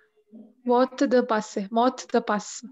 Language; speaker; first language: French; non-native, learner; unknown